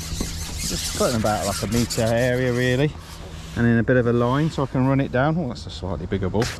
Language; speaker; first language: English; native; English